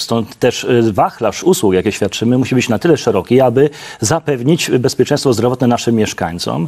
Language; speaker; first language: Polish; native; Polish